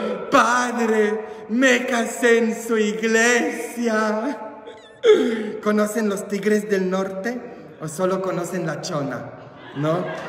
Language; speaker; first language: Spanish; non-native, fluent; Polish